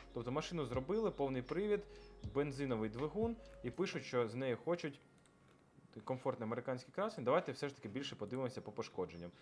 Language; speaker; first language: Ukrainian; non-native, local second language; Russian